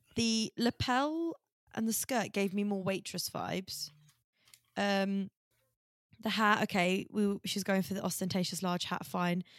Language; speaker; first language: English; native; English